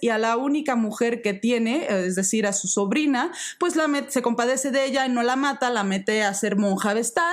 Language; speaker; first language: Spanish; native; Spanish